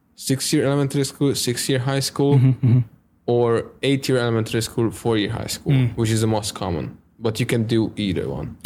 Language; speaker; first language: English; non-native, fluent; Hungarian